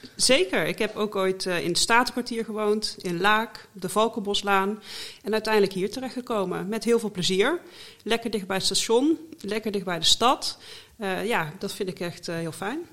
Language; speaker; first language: Dutch; native; Dutch